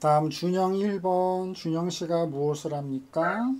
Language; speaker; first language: Korean; native; Korean